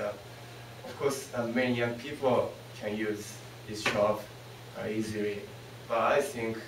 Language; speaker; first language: English; non-native, learner; Japanese